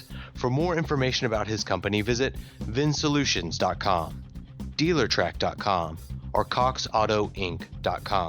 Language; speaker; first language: English; native; English